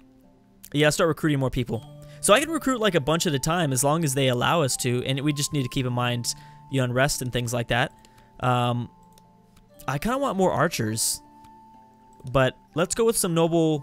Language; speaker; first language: English; native; English